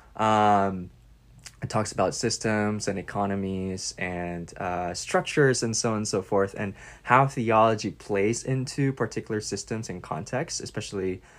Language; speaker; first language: English; non-native, local second language; Filipino